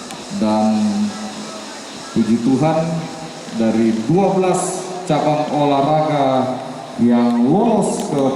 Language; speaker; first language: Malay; non-native, local second language; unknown